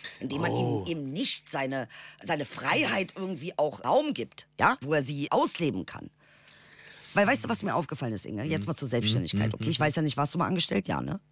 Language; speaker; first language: German; early bilingual, other home language; Turkish